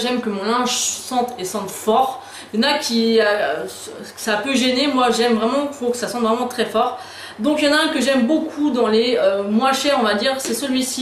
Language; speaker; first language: French; native; French